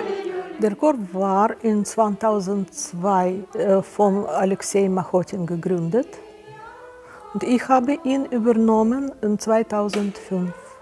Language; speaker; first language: German; non-native, fluent; Russian